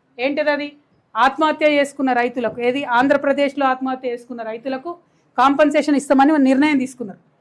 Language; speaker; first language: Telugu; native; Telugu